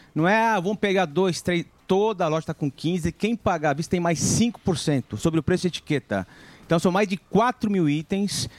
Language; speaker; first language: Portuguese; native; Portuguese